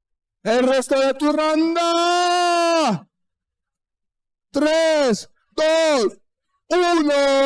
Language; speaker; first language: Spanish; non-native, learner; French